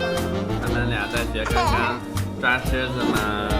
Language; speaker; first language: Chinese; native; Chinese